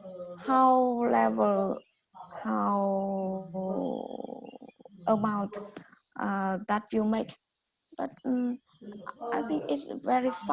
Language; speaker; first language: English; non-native, learner; Vietnamese